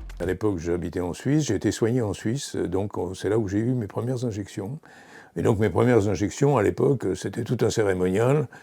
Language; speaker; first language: French; native; French